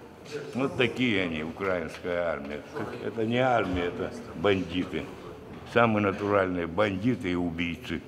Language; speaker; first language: Russian; native; Russian